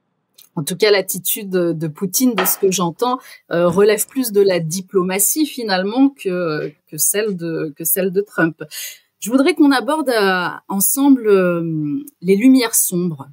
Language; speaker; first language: French; native; French